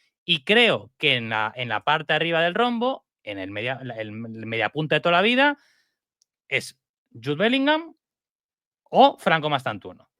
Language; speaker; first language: Spanish; native; Spanish